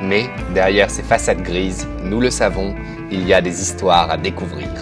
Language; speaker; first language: French; native; French